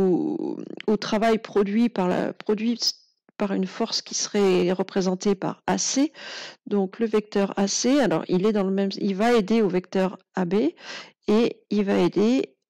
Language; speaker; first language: French; native; French